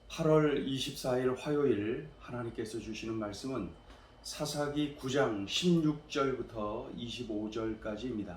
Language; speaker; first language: Korean; native; Korean